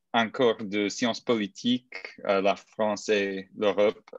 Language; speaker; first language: French; non-native, learner; English